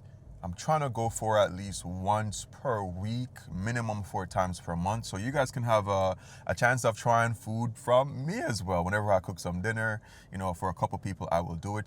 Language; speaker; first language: English; native; English